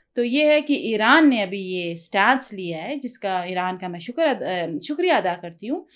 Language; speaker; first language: Urdu; non-native, local second language; Pashto